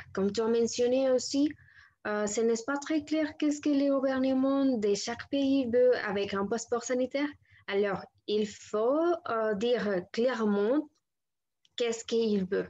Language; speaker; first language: French; non-native, learner; Spanish